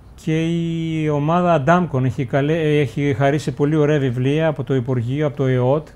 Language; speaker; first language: Greek; early bilingual, heritage; Uzbek